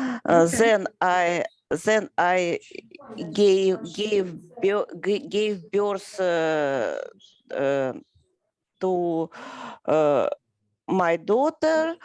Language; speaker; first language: English; non-native, learner; Russian